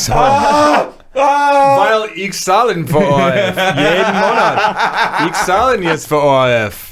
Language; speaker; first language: German; non-native, learner; English